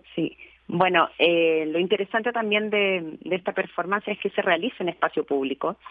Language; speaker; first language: Spanish; native; Spanish